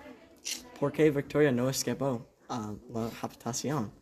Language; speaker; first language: Spanish; non-native, learner; English